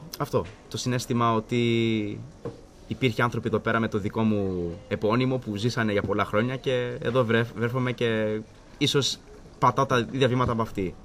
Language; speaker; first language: Greek; early bilingual, heritage; Greek